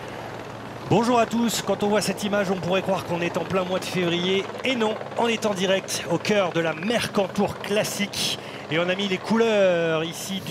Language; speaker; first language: French; native; French